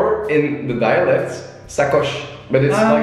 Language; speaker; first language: English; non-native, fluent; Dutch